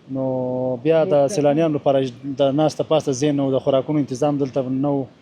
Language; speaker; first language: Pashto; non-native, local second language; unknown